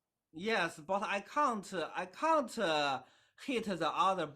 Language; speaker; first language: English; non-native, learner; Chinese